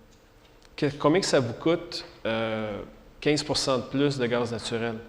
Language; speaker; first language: French; native; French